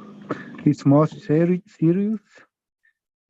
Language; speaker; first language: English; non-native, learner; Spanish